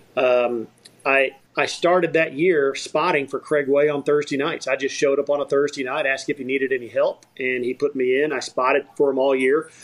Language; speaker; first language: English; native; English